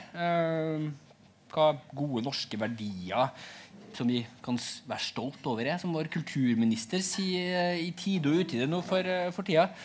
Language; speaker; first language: Norwegian; native; Norwegian